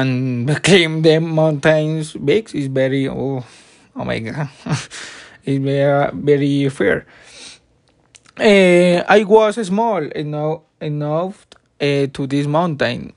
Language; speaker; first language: English; non-native, learner; Spanish